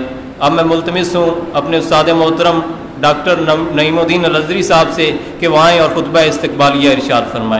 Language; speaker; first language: Urdu; native; Urdu